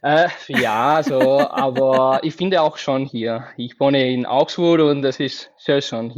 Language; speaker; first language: German; non-native, fluent; Spanish